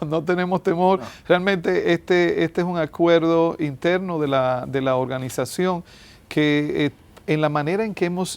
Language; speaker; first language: Spanish; native; Spanish